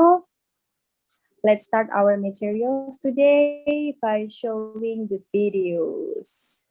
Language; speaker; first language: English; non-native, learner; Indonesian